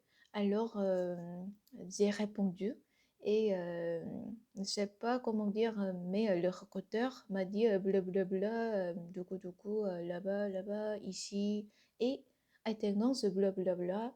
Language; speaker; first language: French; non-native, learner; Korean